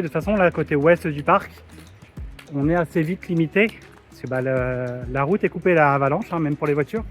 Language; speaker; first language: French; native; French